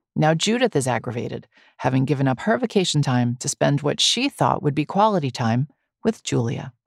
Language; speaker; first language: English; native; English